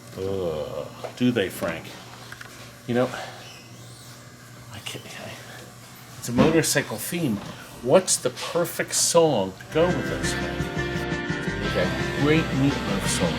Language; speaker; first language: English; native; English